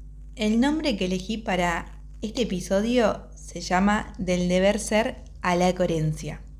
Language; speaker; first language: Spanish; native; Spanish